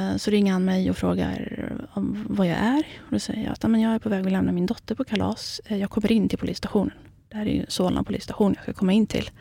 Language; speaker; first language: Swedish; early bilingual, other home language; Kurdish